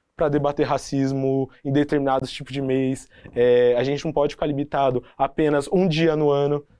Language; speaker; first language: Portuguese; native; Portuguese